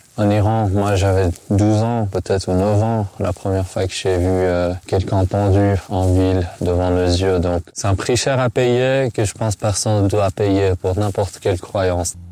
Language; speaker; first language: French; non-native, fluent; Persian